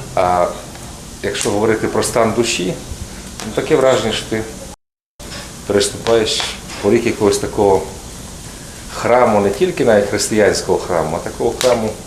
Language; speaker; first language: Ukrainian; native; Ukrainian